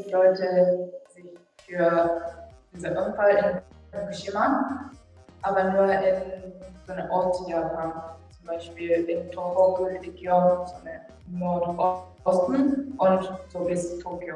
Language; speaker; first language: German; non-native, fluent; Japanese